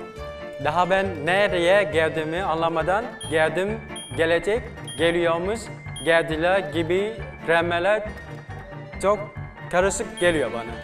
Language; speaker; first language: Turkish; non-native, learner; Vietnamese